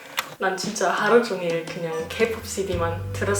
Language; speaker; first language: Korean; non-native, learner; German